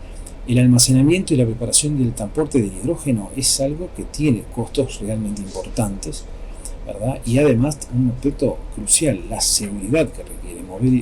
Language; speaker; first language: Spanish; native; Spanish